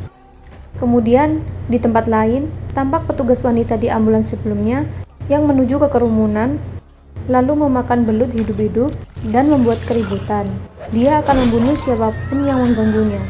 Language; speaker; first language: Indonesian; native; Indonesian